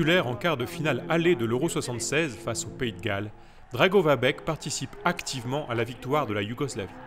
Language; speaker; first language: French; native; French